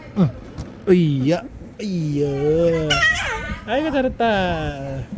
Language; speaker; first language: Korean; native; Korean